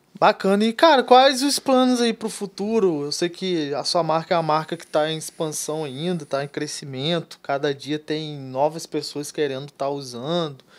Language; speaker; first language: Portuguese; native; Portuguese